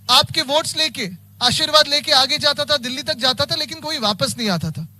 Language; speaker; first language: Hindi; non-native, local second language; Marathi